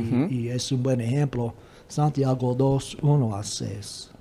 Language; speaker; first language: Spanish; non-native, fluent; English